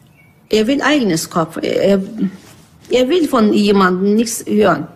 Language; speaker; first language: German; non-native, learner; Turkish